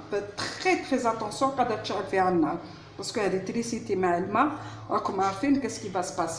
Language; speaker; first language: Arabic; native; Arabic